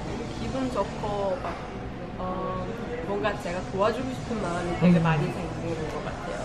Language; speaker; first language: Korean; early bilingual, heritage; Korean